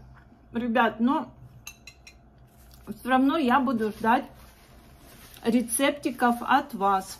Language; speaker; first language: Russian; native; Russian